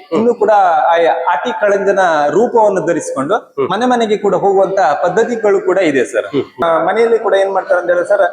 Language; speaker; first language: Kannada; native; Kannada